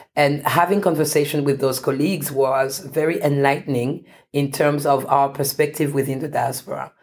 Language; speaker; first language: English; non-native, fluent; French